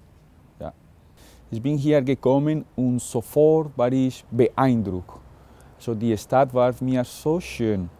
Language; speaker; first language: German; non-native, fluent; Spanish